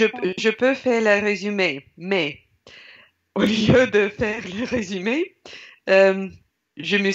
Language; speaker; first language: French; non-native, learner; Russian